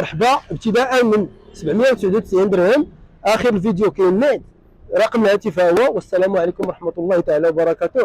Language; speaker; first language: Arabic; native; Arabic